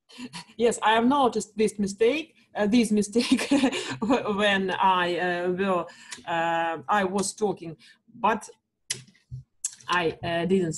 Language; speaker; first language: English; non-native, learner; Russian